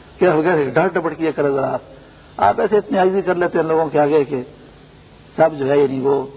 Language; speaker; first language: Urdu; non-native, local second language; Pashto